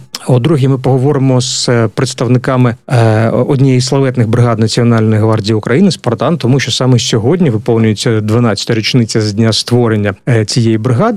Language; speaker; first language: Ukrainian; native; Ukrainian